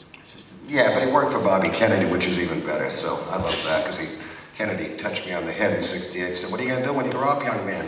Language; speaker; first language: English; native; English